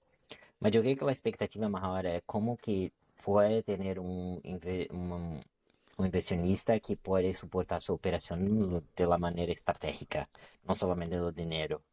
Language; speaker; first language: Spanish; non-native, local second language; Portuguese